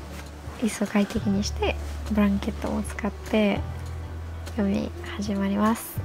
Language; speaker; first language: Japanese; non-native, fluent; English